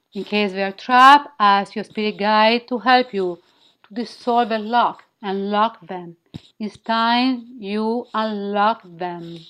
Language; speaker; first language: English; non-native, learner; Italian